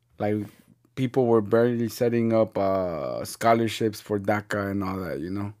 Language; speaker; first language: English; early bilingual, other home language; Spanish